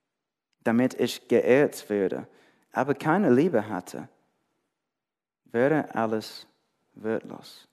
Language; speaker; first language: German; non-native, fluent; English